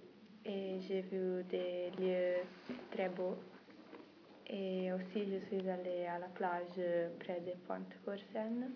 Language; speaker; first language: French; non-native, learner; Italian